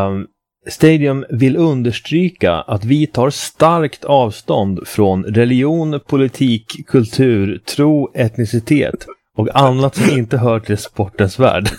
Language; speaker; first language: Swedish; native; Swedish